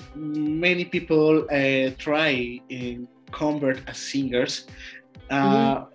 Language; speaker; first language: English; non-native, learner; Spanish